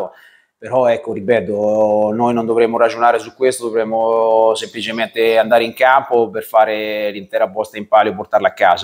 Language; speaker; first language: Italian; native; Italian